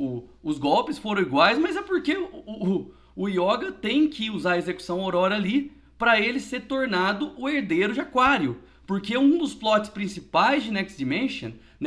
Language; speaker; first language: Portuguese; native; Portuguese